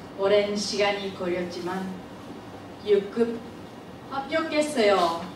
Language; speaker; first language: Korean; non-native, fluent; Japanese